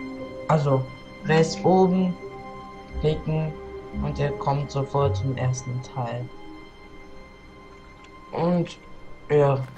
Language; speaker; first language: German; non-native, local second language; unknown